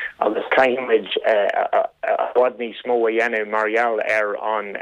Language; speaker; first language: Irish; non-native, local second language; English